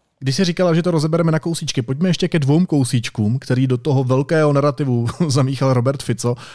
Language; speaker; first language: Czech; native; Czech